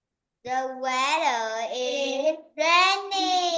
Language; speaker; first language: English; non-native, learner; Vietnamese